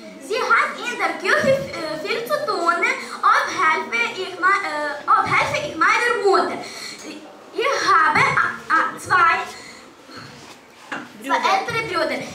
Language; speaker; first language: German; non-native, learner; Ukrainian